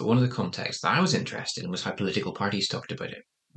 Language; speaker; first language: English; native; English